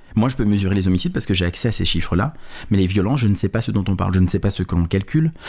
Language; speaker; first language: French; native; French